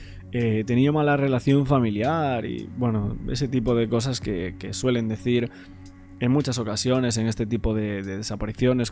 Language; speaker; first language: Spanish; native; Spanish